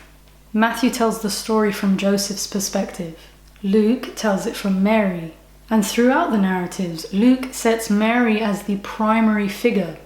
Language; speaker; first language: English; native; English